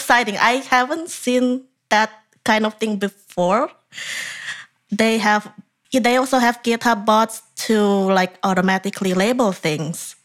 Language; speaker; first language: English; non-native, fluent; Indonesian